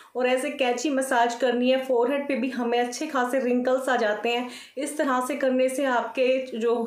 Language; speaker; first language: Hindi; native; Hindi